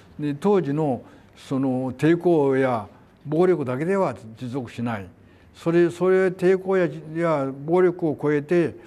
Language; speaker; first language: Japanese; non-native, fluent; Korean